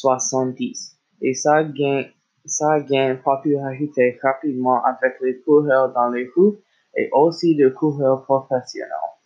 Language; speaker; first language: French; non-native, learner; English